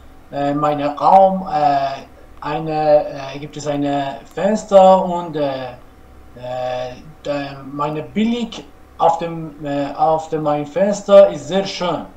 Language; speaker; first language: German; non-native, learner; Persian